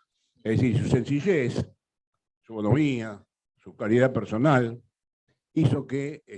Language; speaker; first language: Spanish; native; Spanish